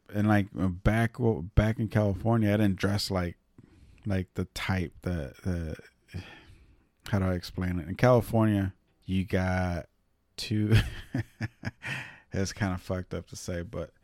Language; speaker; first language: English; early bilingual, other home language; Spanish